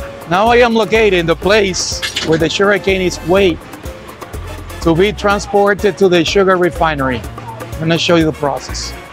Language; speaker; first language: English; non-native, fluent; Spanish